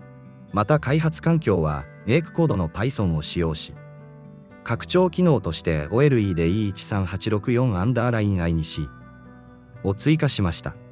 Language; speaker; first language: Japanese; native; Japanese